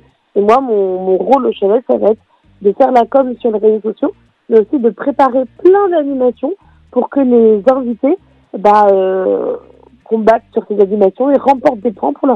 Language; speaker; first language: French; native; French